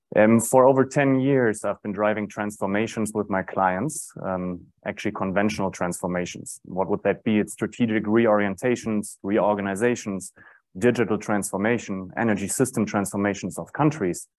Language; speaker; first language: English; non-native, fluent; German